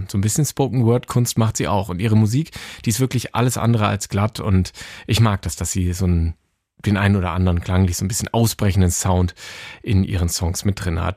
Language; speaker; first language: German; native; German